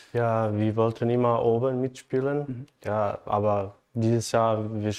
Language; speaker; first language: German; non-native, learner; Bosnian